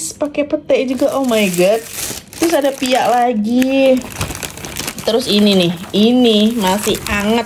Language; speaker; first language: Indonesian; native; Indonesian